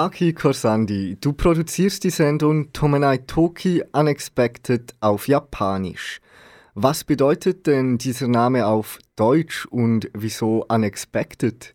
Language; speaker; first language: German; native; German